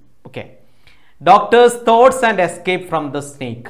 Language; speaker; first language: English; non-native, local second language; Malayalam